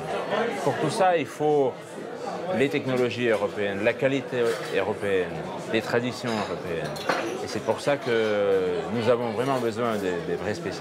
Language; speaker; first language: French; non-native, fluent; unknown